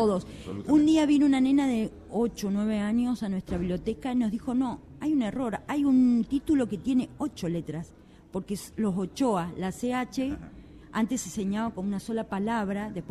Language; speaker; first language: Spanish; native; Spanish